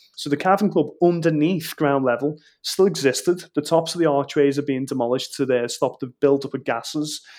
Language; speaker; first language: English; native; English